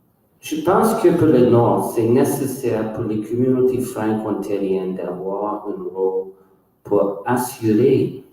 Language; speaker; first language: French; non-native, local second language; English